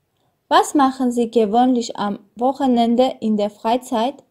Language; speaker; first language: German; non-native, fluent; Armenian